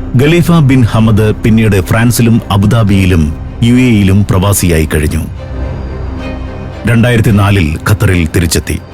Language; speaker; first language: Malayalam; native; Malayalam